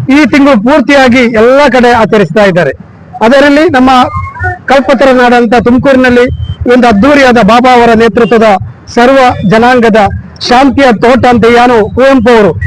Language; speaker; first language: Kannada; non-native, local second language; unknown